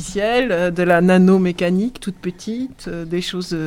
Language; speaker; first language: French; native; French